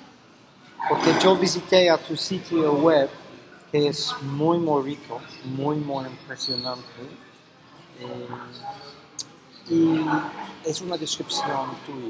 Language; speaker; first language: Spanish; non-native, fluent; English